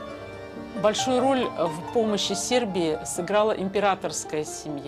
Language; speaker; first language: Russian; native; Russian